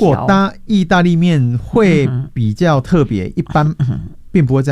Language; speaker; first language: Chinese; native; Chinese